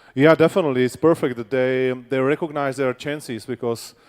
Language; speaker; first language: English; non-native, fluent; Czech